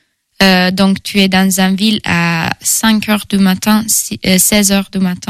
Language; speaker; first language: French; non-native, fluent; Italian